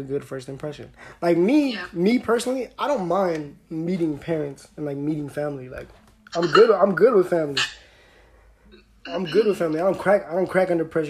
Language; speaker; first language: English; early bilingual, other home language; Spanish